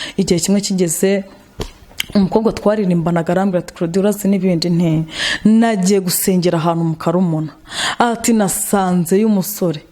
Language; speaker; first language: Kinyarwanda; native; Kinyarwanda